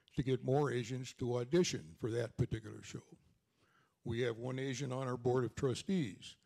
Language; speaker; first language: English; native; English